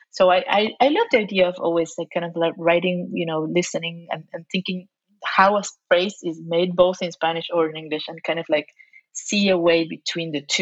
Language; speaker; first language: English; non-native, fluent; Spanish